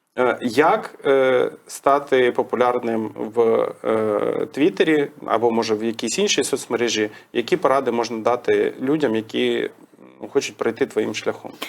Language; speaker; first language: Ukrainian; native; Ukrainian